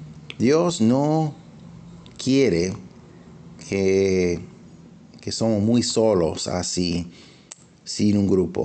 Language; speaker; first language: Spanish; non-native, fluent; English